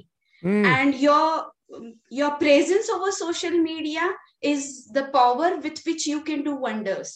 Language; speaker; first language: English; non-native, local second language; Marathi